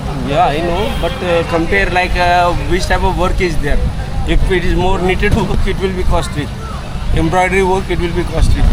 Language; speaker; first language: English; non-native, local second language; Hindi